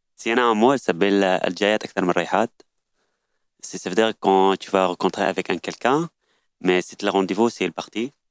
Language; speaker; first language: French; non-native, learner; Arabic